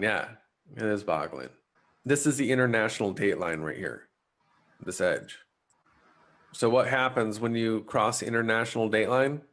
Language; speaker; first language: English; native; English